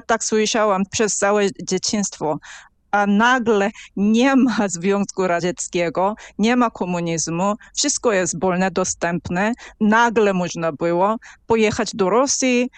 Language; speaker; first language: Polish; non-native, fluent; Korean